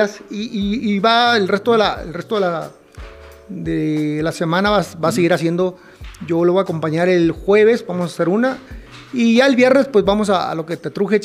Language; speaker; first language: Spanish; native; Spanish